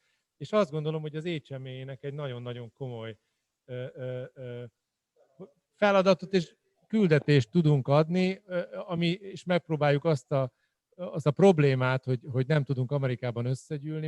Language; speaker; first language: Hungarian; native; Hungarian